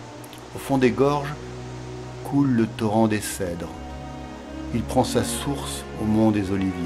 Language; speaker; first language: French; native; French